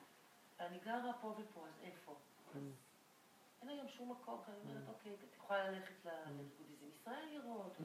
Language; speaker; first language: Hebrew; native; Hebrew